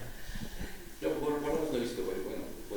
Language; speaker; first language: Spanish; non-native, fluent; Turkish